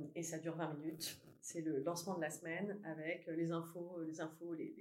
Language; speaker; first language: French; native; French